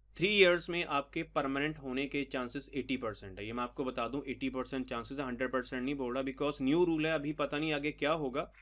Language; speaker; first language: Hindi; non-native, local second language; Punjabi